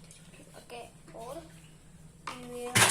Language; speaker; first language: English; non-native, learner; Indonesian